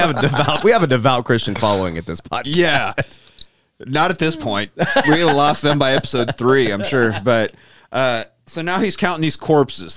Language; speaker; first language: English; native; English